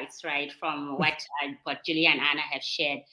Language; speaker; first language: English; non-native, local second language; Shona